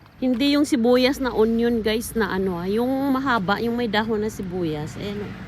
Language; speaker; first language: Filipino; non-native, local second language; Cebuano